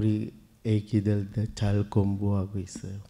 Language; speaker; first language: Korean; non-native, learner; Sinhala